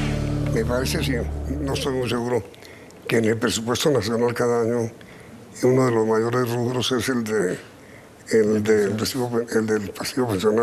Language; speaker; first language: Spanish; native; Spanish